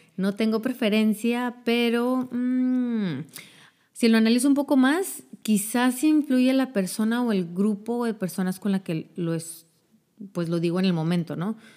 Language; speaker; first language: Spanish; native; Spanish